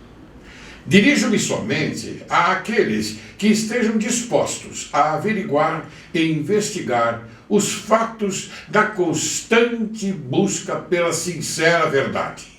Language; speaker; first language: Portuguese; native; Portuguese